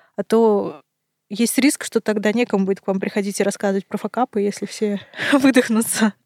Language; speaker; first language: Russian; native; Russian